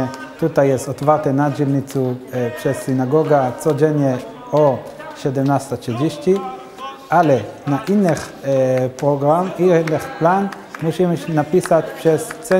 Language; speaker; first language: Polish; non-native, learner; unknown